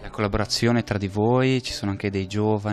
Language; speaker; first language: Italian; native; Italian